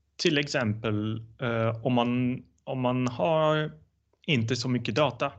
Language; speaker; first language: Swedish; non-native, fluent; Dutch